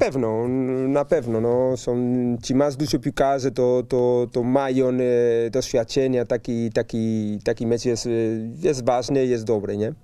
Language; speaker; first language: Polish; non-native, learner; Spanish